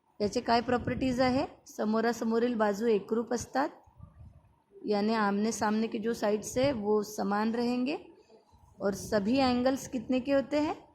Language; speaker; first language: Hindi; non-native, local second language; Marathi